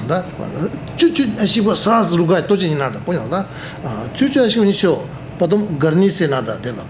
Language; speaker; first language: Russian; non-native, learner; Tibetan